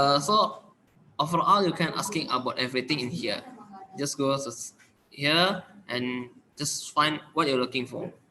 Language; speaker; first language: English; non-native, learner; Indonesian